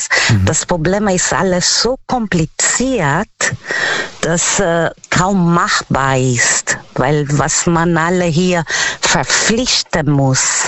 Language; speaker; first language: German; non-native, fluent; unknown